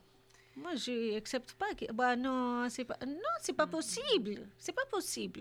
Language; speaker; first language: French; non-native, learner; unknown